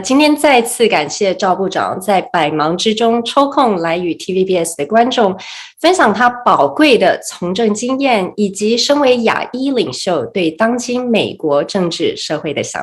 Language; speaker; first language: Chinese; native; Chinese